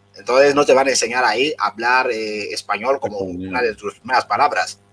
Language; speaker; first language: Spanish; non-native, local second language; Fang